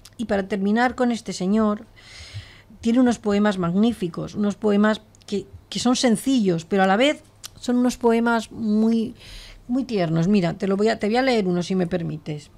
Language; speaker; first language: Spanish; native; Spanish